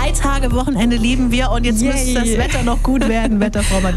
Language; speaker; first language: German; native; German